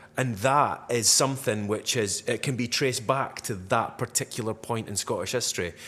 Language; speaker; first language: English; native; English